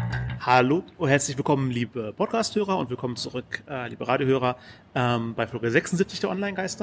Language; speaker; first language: German; native; German